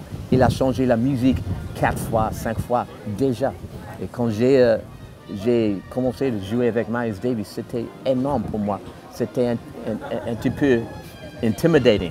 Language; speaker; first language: French; non-native, fluent; English